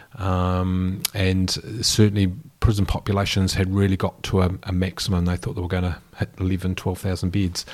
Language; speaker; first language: English; native; English